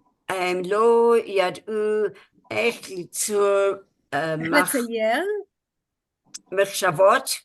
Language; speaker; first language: Hebrew; non-native, learner; English